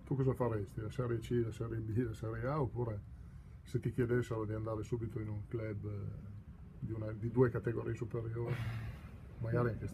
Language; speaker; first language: Italian; native; Italian